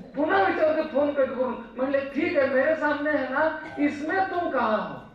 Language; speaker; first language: Hindi; non-native, local second language; Marathi